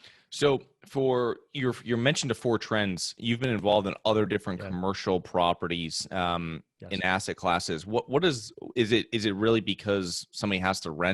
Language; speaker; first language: English; native; English